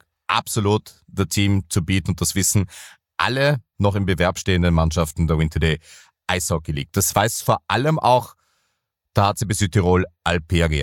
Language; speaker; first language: German; native; German